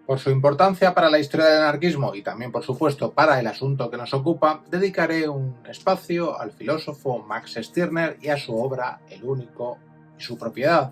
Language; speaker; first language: Spanish; native; Spanish